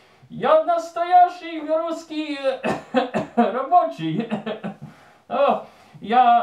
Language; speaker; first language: Russian; non-native, learner; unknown